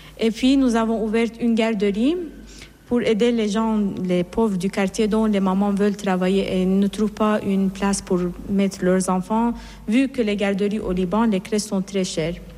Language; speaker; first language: French; non-native, fluent; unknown